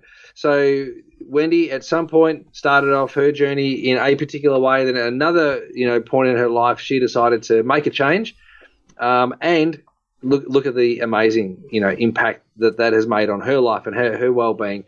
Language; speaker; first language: English; native; English